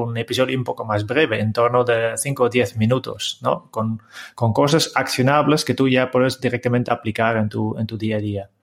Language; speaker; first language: Spanish; non-native, fluent; Dutch